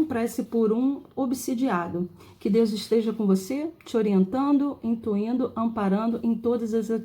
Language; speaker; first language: Portuguese; native; Portuguese